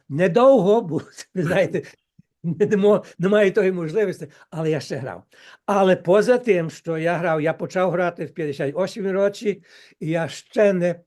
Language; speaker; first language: Ukrainian; early bilingual, heritage; Ukrainian